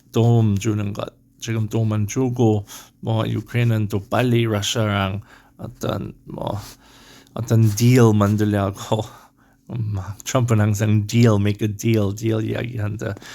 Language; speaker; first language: Korean; non-native, learner; English